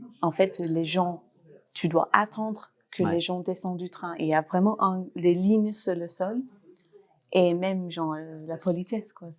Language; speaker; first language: French; non-native, fluent; English